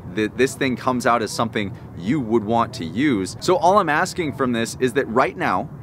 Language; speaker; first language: English; native; English